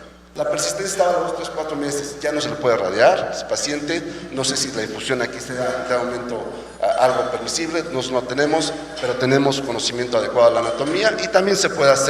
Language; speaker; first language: Spanish; native; Spanish